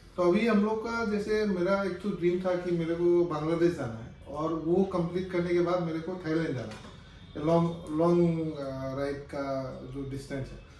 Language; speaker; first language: Hindi; non-native, local second language; Assamese